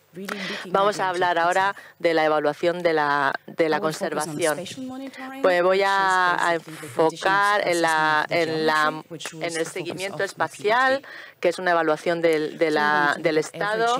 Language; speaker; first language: Spanish; non-native, fluent; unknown